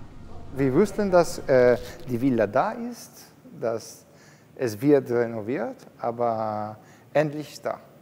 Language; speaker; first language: German; non-native, fluent; Italian